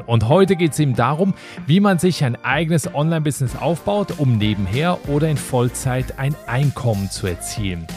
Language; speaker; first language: German; native; German